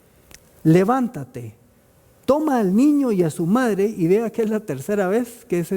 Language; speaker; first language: Spanish; native; Spanish